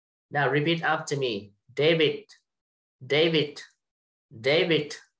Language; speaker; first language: English; non-native, fluent; Vietnamese